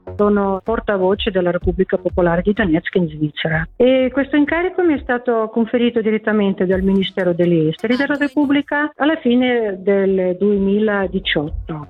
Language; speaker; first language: Italian; non-native, fluent; Russian